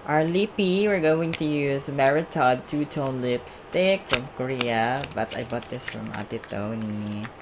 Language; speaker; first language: English; non-native, local second language; Filipino